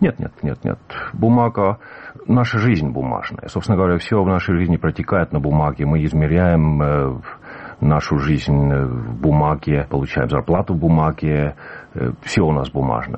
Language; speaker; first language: Russian; native; Russian